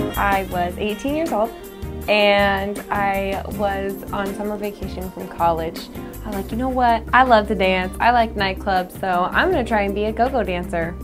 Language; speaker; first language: English; native; English